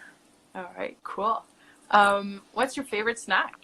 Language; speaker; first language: English; native; English